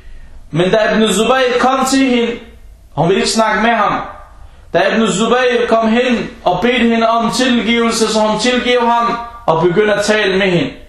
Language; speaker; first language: Danish; early bilingual, other home language; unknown